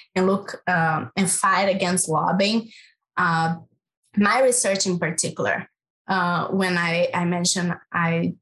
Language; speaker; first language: English; non-native, fluent; Portuguese